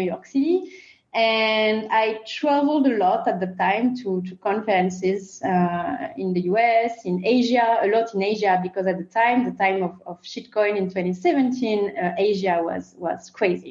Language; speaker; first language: English; non-native, fluent; French